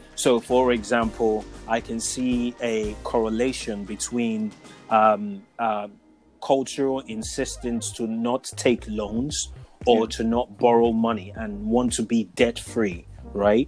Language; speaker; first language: English; non-native, local second language; Yoruba